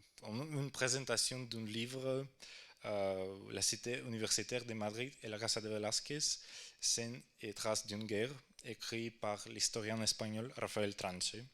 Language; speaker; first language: French; non-native, fluent; Ukrainian